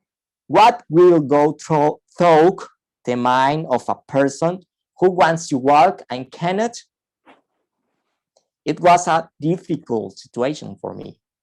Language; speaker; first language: English; non-native, fluent; Spanish